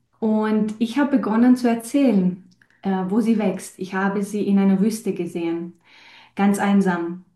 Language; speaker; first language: German; non-native, fluent; Romanian